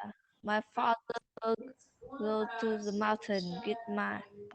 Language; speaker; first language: English; non-native, learner; Vietnamese